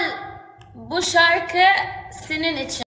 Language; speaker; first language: Turkish; non-native, learner; Arabic